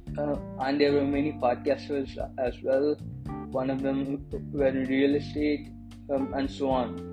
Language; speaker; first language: English; non-native, local second language; Tamil